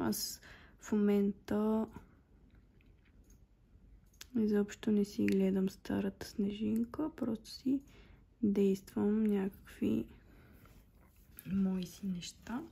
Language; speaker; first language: Bulgarian; native; Bulgarian